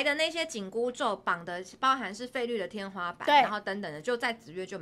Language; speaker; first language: Chinese; native; Chinese